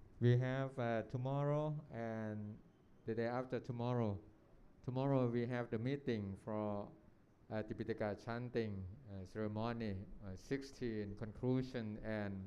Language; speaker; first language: English; non-native, learner; Thai